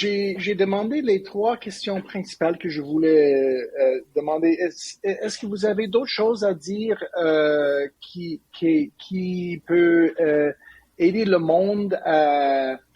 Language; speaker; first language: French; non-native, learner; English